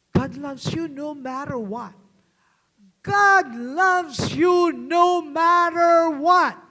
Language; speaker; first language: English; non-native, local second language; Filipino